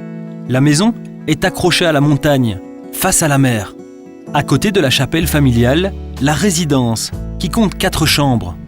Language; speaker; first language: French; native; French